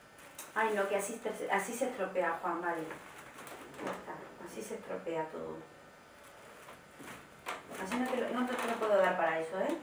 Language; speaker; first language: Spanish; native; Spanish